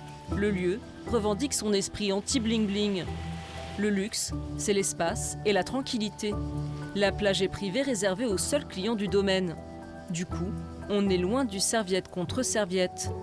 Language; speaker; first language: French; native; French